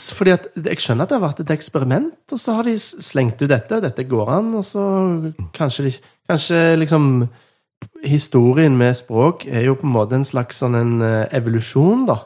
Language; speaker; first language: Norwegian; native; Norwegian